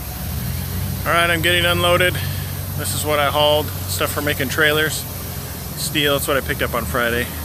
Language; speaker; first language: English; native; English